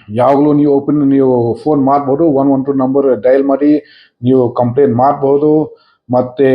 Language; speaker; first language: Kannada; non-native, fluent; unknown